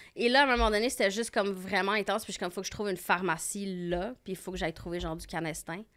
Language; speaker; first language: French; early bilingual, other home language; Arabic